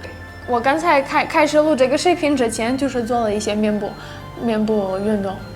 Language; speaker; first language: Chinese; non-native, fluent; Russian